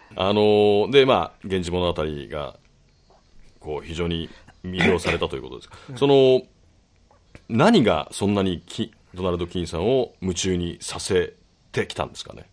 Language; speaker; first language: Japanese; native; Japanese